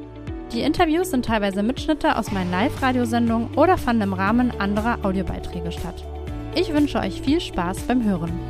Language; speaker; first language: German; native; German